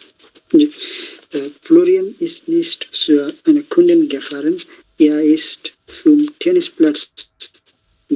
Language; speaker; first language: German; non-native, learner; Bangla